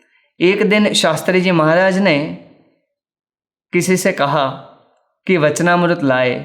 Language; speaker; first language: Hindi; native; Hindi